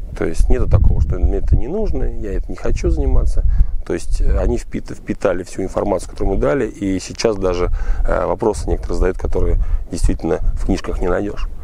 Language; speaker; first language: Russian; native; Russian